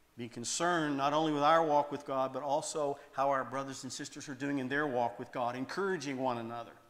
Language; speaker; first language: English; native; English